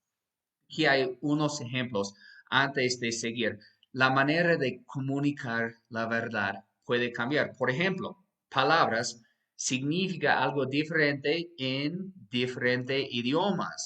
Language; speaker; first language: Spanish; non-native, fluent; English